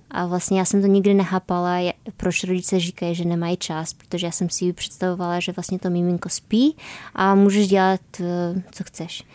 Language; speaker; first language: Czech; non-native, fluent; Polish